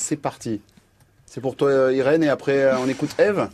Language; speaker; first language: French; native; French